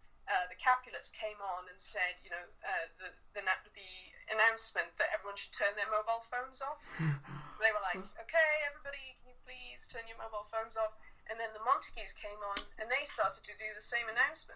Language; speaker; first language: English; native; English